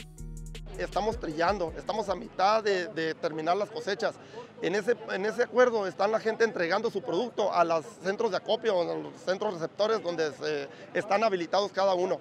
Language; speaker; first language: Spanish; native; Spanish